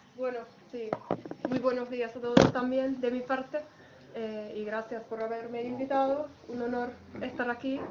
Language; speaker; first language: Spanish; non-native, fluent; Finnish